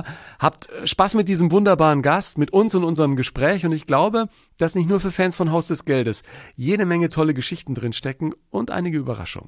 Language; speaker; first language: German; native; German